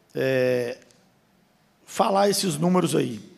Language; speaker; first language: Portuguese; native; Portuguese